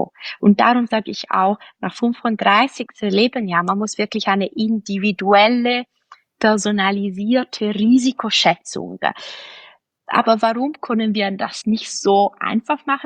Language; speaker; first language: German; non-native, fluent; Italian